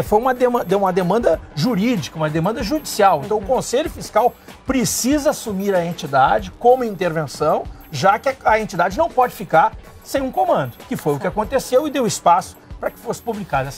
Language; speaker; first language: Portuguese; native; Portuguese